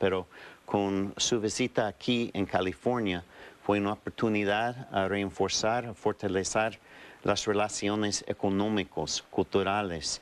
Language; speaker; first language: Spanish; non-native, fluent; English